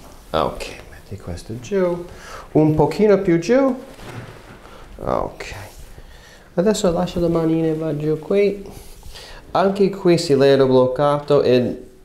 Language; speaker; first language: Italian; non-native, fluent; English